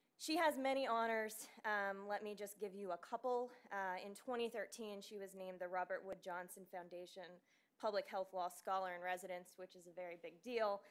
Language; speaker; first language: English; native; English